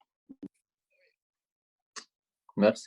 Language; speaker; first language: French; non-native, learner; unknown